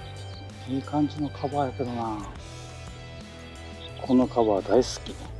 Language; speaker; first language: Japanese; native; Japanese